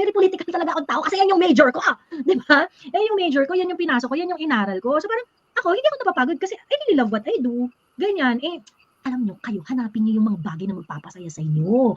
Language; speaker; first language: Filipino; native; Filipino